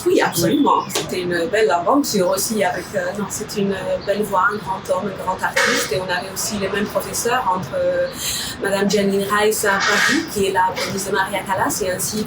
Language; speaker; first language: French; non-native, fluent; Romanian